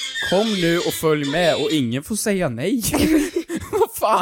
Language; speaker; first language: Swedish; native; Swedish